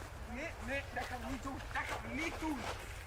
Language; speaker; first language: Dutch; native; Dutch